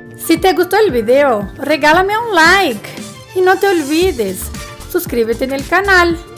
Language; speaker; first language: Spanish; non-native, fluent; Portuguese